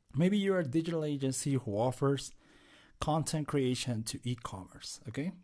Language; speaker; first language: English; non-native, fluent; Spanish